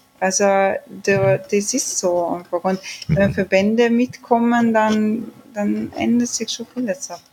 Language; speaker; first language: German; non-native, fluent; Swedish